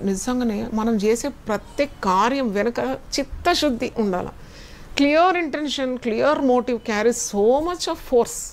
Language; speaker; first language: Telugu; non-native, fluent; Malayalam